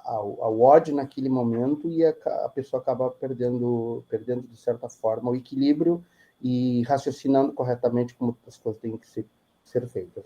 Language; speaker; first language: Portuguese; native; Portuguese